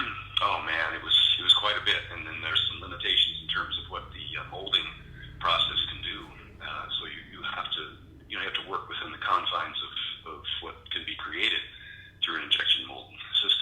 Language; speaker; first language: English; native; English